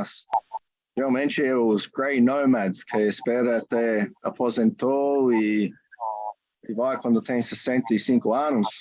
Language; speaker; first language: Portuguese; non-native, learner; English